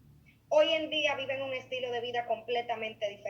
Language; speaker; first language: Spanish; native; Spanish